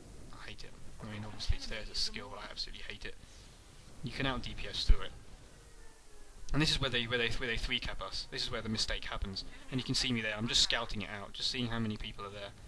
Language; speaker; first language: English; native; English